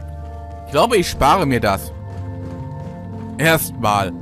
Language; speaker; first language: German; native; German